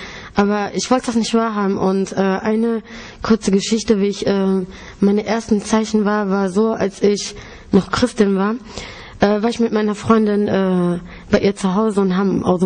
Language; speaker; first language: German; early bilingual, other home language; Greek